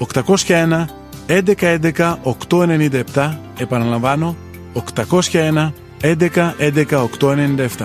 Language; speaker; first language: Greek; native; Greek